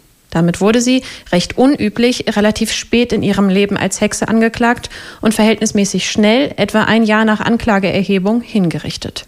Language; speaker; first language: German; native; German